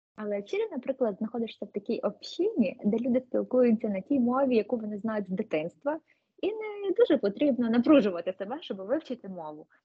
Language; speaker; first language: Ukrainian; native; Ukrainian